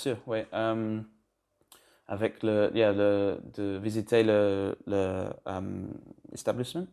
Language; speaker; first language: French; non-native, learner; English